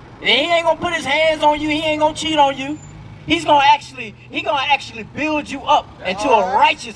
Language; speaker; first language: English; native; English